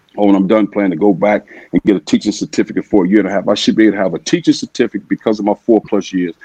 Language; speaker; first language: English; native; English